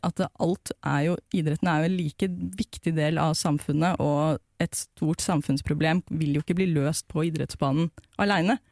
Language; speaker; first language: Norwegian; native; Norwegian